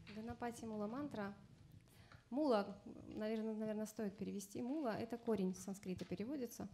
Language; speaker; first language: Russian; native; Russian